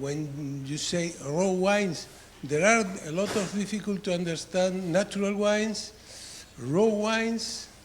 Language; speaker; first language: English; non-native, fluent; Spanish